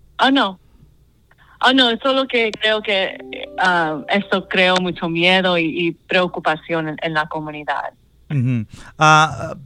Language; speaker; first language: Spanish; non-native, fluent; English